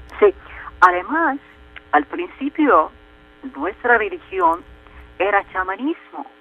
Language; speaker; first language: Spanish; non-native, fluent; Turkish